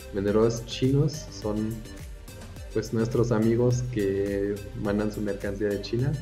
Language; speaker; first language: Spanish; non-native, fluent; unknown